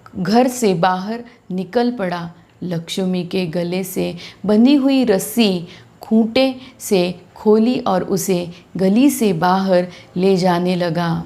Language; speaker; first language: Hindi; non-native, local second language; Marathi